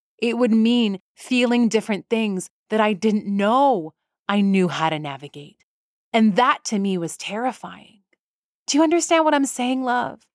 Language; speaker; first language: English; early bilingual, other home language; Persian